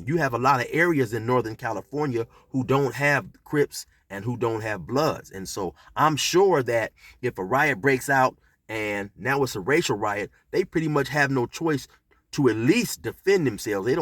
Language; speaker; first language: English; native; English